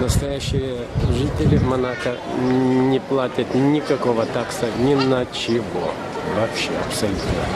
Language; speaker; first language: Russian; non-native, fluent; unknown